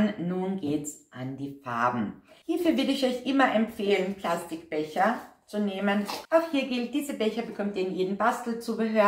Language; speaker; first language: German; native; German